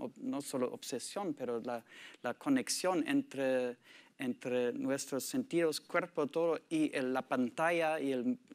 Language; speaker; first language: Spanish; non-native, learner; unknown